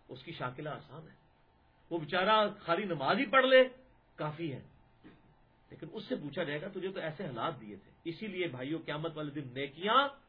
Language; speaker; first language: Urdu; non-native, local second language; Punjabi